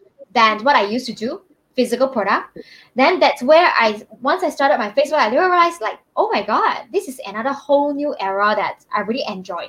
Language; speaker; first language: English; non-native, local second language; Chinese